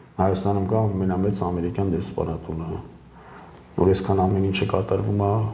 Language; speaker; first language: Armenian; early bilingual, heritage; Armenian